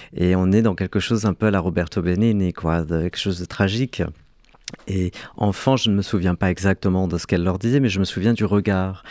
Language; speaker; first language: French; early bilingual, other home language; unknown